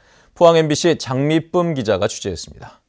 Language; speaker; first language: Korean; native; Korean